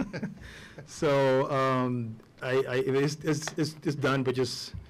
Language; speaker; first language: English; non-native, fluent; Spanish